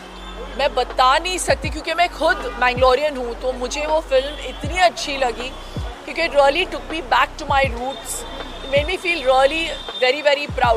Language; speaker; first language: Hindi; non-native, local second language; Tulu